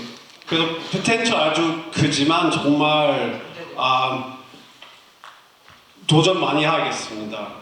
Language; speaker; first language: Korean; non-native, fluent; English